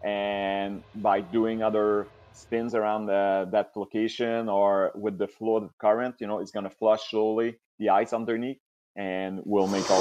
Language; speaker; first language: English; non-native, local second language; French